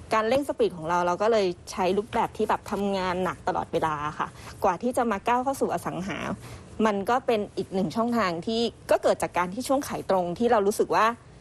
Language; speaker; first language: Thai; early bilingual, other home language; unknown